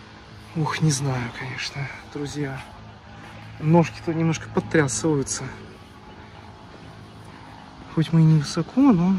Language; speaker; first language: Russian; native; Russian